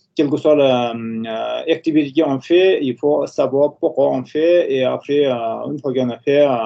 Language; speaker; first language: French; non-native, fluent; Nepali